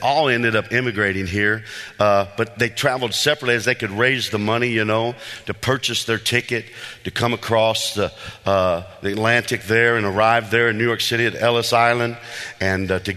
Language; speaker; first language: English; native; English